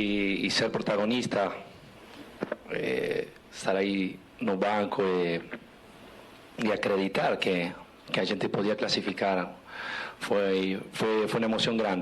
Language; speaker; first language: Portuguese; non-native, fluent; Spanish